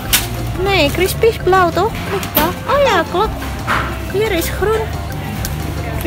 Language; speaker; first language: Dutch; non-native, local second language; Indonesian